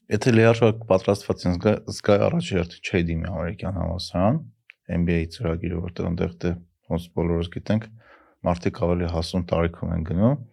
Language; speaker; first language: Armenian; native; Armenian